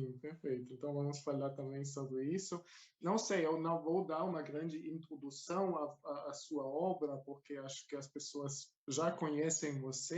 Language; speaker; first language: Portuguese; non-native, fluent; German